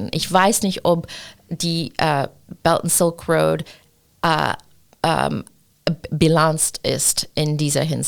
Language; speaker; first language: German; non-native, fluent; English